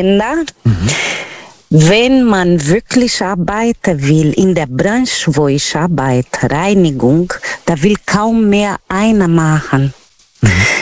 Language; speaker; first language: German; non-native, learner; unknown